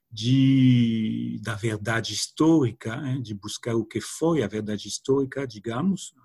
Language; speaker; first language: Portuguese; non-native, fluent; French